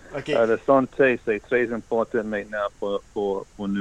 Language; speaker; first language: French; non-native, learner; English